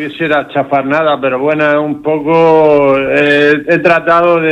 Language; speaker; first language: Spanish; native; Spanish